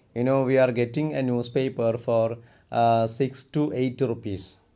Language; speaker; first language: English; non-native, local second language; Malayalam